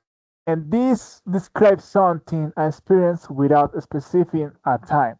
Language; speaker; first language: English; non-native, fluent; Spanish